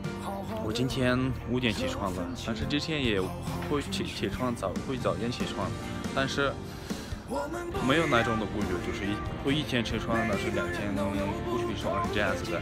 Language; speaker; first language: Chinese; non-native, fluent; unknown